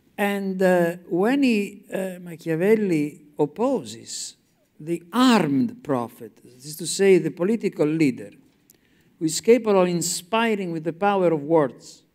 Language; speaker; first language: English; non-native, fluent; Italian